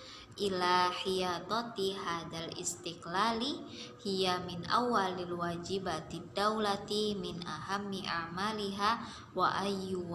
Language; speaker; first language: Arabic; non-native, learner; Indonesian